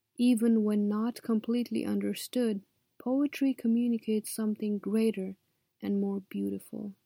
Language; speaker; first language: English; non-native, local second language; Nepali